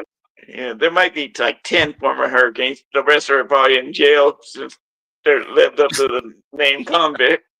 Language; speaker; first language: English; native; English